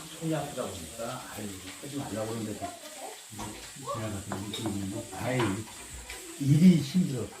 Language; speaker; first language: Korean; native; Korean